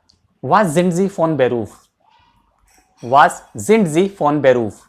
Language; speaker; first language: German; non-native, fluent; Hindi